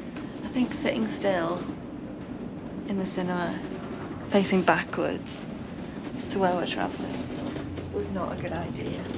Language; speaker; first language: English; native; English